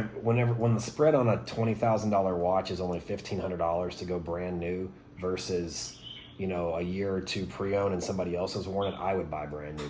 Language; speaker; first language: English; native; English